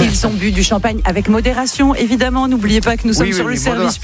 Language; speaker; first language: French; native; French